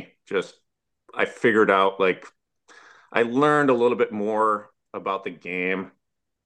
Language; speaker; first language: English; native; English